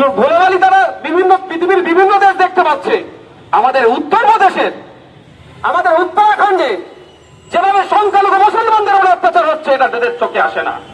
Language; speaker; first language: Bangla; native; Bangla